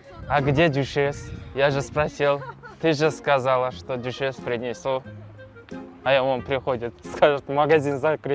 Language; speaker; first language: Russian; non-native, local second language; Kazakh